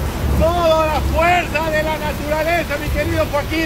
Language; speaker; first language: Spanish; native; Spanish